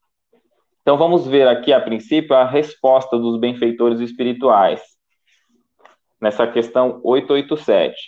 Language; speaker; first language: Portuguese; native; Portuguese